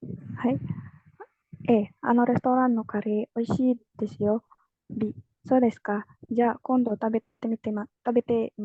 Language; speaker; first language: Japanese; non-native, learner; Indonesian